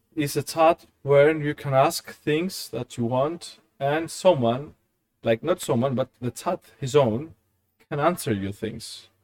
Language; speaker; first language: English; non-native, fluent; Greek